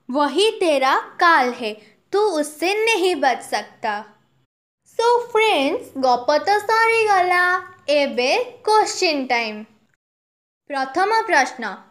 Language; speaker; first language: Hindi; non-native, local second language; Odia